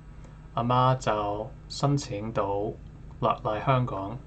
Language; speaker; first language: Cantonese; non-native, learner; English